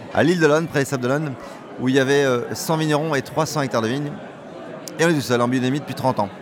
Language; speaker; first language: French; native; French